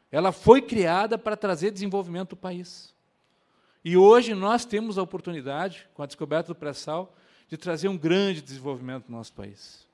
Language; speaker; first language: Portuguese; native; Portuguese